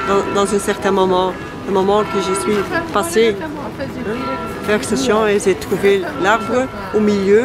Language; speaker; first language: French; non-native, local second language; Dutch